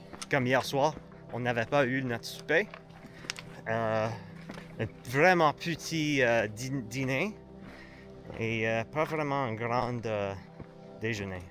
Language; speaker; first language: French; non-native, learner; English